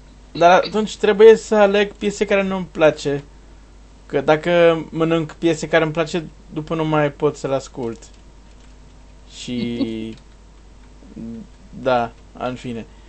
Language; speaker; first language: Romanian; non-native, learner; Portuguese